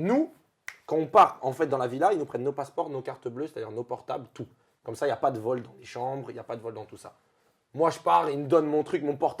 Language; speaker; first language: French; native; French